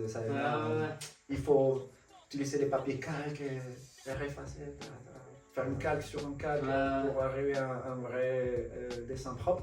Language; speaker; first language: French; non-native, fluent; Spanish